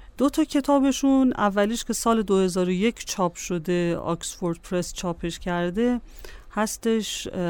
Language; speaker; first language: Persian; native; Persian